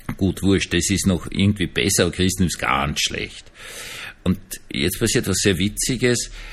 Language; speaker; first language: German; native; German